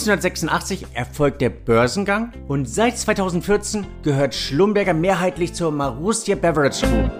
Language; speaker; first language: German; native; German